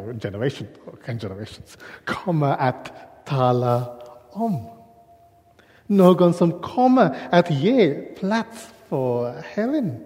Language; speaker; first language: Swedish; non-native, learner; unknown